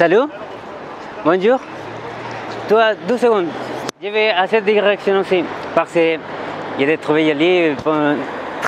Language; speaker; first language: French; non-native, learner; Spanish